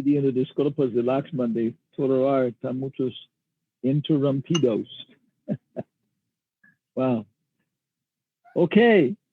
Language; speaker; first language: Spanish; non-native, learner; English